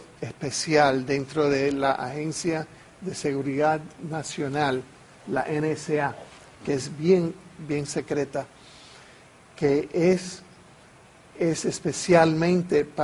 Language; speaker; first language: Spanish; non-native, fluent; English